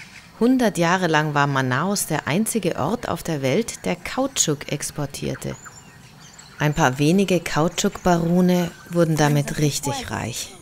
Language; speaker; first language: German; native; German